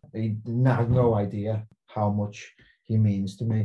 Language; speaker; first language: English; native; English